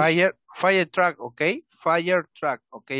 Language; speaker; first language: English; non-native, fluent; Spanish